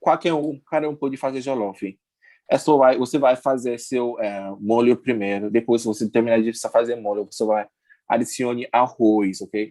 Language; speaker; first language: Portuguese; non-native, learner; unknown